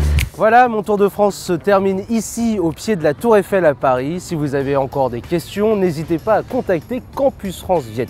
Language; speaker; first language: French; native; French